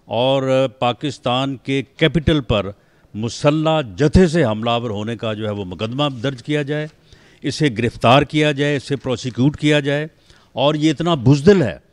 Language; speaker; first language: Urdu; non-native, local second language; Punjabi